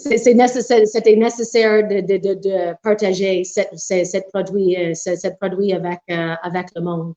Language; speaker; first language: French; non-native, local second language; English